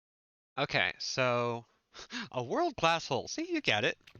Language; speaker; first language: English; native; English